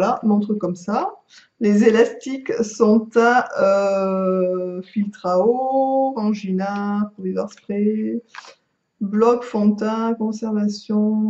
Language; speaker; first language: French; native; French